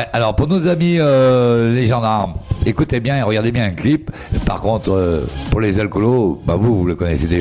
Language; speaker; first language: French; native; French